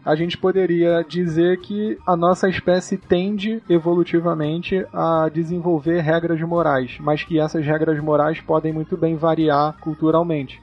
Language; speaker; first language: Portuguese; native; Portuguese